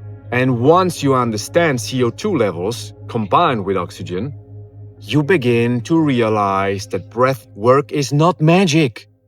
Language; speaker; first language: English; non-native, fluent; Polish